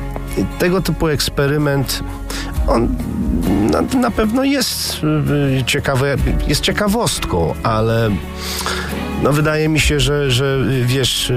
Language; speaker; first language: Polish; native; Polish